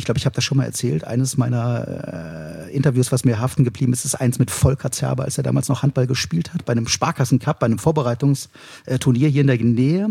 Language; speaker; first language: German; native; German